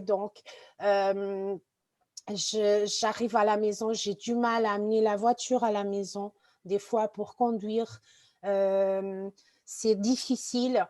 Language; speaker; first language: French; non-native, fluent; Portuguese